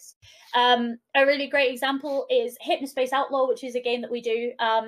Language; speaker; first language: English; non-native, local second language; Welsh